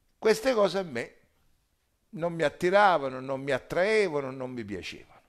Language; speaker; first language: Italian; native; Italian